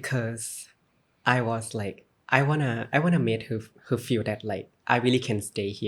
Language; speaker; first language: English; non-native, learner; Thai